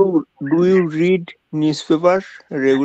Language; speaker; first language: English; non-native, learner; Bangla